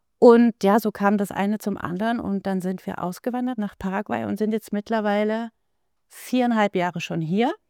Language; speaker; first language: German; native; German